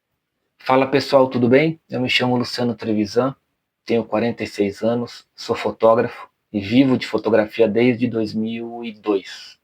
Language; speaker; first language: Portuguese; native; Portuguese